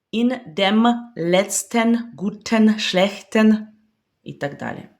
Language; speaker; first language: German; non-native, fluent; Ukrainian